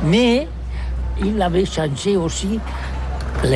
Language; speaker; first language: French; non-native, learner; Catalan